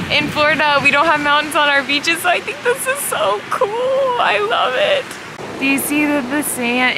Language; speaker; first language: English; native; English